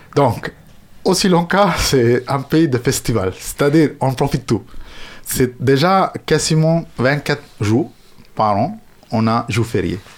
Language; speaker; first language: French; non-native, fluent; Sinhala